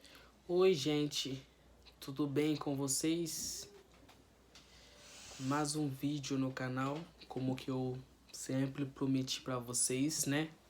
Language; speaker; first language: Portuguese; non-native, fluent; Haitian Creole